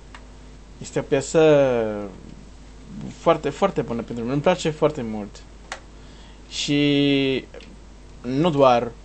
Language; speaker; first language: Romanian; non-native, learner; Portuguese